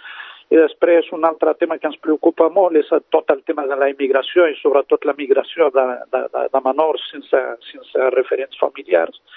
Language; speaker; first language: Catalan; non-native, fluent; Berber languages